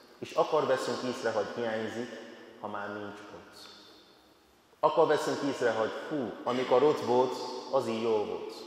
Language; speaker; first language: Hungarian; non-native, fluent; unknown